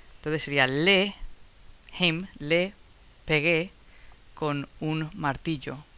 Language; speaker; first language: Spanish; non-native, fluent; English